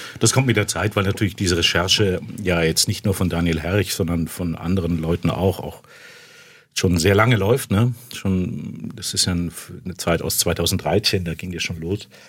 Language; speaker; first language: German; native; German